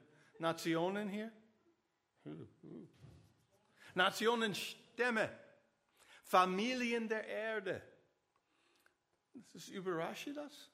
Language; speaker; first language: German; non-native, learner; English